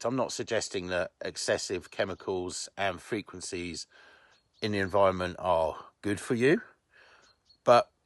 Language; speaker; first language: English; native; English